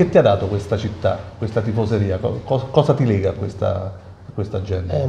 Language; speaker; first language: Italian; native; Italian